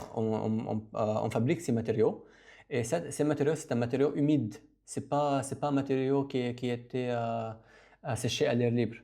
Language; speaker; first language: French; non-native, local second language; Arabic